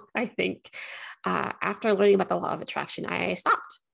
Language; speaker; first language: English; native; English